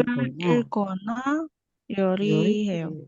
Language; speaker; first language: Korean; non-native, learner; Indonesian